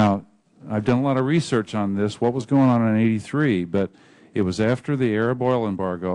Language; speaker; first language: English; native; English